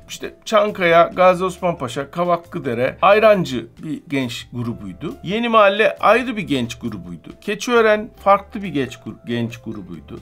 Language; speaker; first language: Turkish; native; Turkish